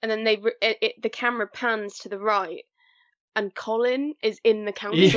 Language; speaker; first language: English; native; English